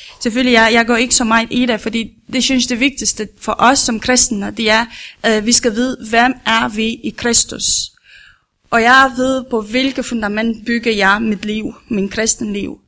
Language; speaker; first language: Danish; non-native, learner; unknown